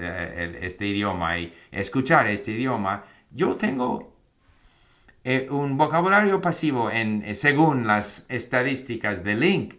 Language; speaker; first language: Spanish; non-native, fluent; English